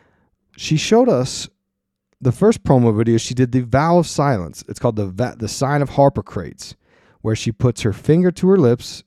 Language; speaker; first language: English; native; English